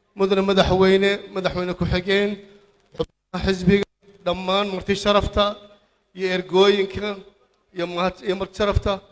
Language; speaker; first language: Somali; native; Somali